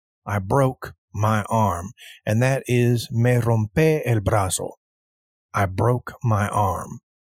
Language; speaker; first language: English; early bilingual, other home language; Spanish